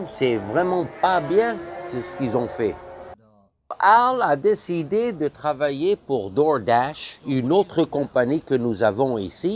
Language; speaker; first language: French; non-native, fluent; English